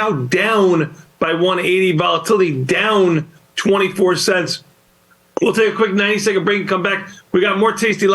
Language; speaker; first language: English; native; English